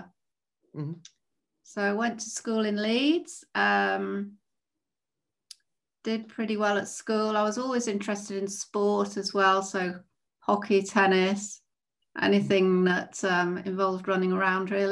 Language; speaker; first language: English; native; English